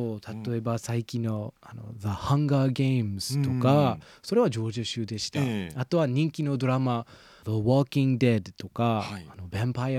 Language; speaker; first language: Japanese; non-native, fluent; English